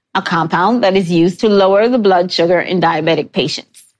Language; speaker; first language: English; native; English